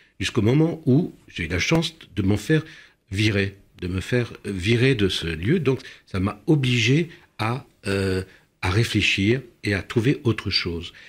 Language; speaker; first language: French; early bilingual, other home language; Romanian